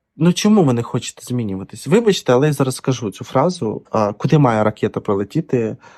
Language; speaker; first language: Ukrainian; non-native, local second language; Russian